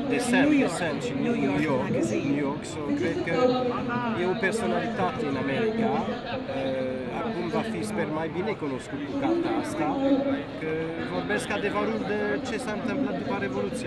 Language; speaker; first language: Romanian; non-native, learner; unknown